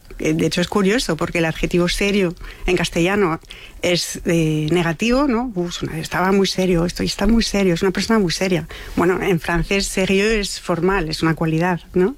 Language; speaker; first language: Spanish; non-native, fluent; French